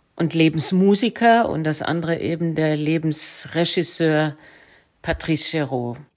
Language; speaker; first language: German; native; German